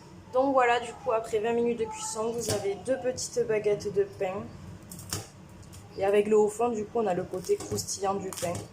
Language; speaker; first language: French; native; French